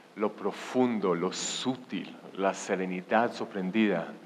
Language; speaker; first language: Spanish; non-native, fluent; Hebrew